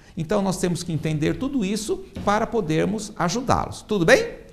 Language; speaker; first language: Portuguese; native; Portuguese